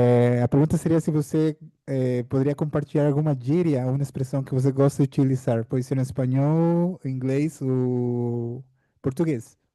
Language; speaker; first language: Portuguese; non-native, fluent; Spanish